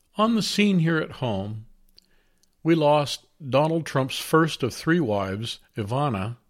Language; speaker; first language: English; native; English